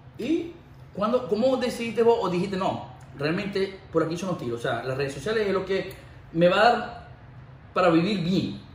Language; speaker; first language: Spanish; native; Spanish